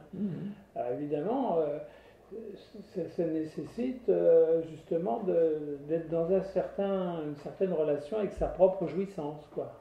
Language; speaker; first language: French; native; French